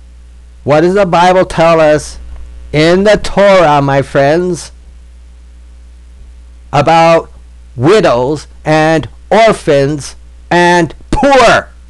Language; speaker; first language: English; native; English